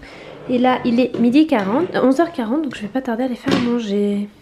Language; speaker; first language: French; native; French